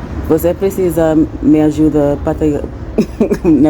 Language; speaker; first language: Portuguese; non-native, learner; English